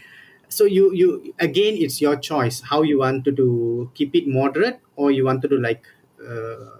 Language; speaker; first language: English; non-native, local second language; Tamil